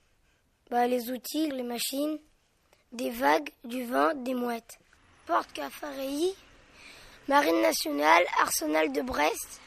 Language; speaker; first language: French; native; French